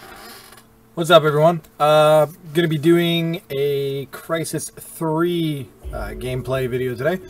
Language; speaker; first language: English; native; English